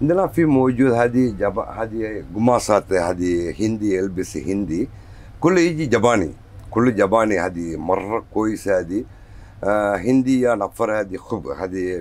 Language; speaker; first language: Arabic; non-native, learner; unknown